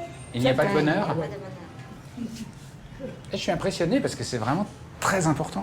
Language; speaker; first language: French; native; French